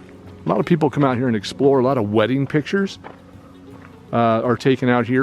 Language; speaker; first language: English; native; English